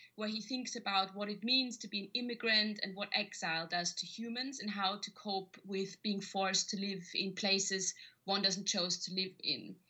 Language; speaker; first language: English; non-native, fluent; German